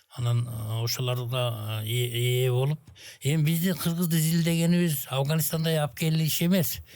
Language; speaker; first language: Kyrgyz; native; Kyrgyz